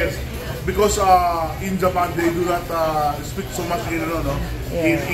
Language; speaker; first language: English; non-native, local second language; Filipino